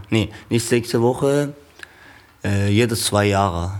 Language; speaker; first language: German; non-native, learner; Persian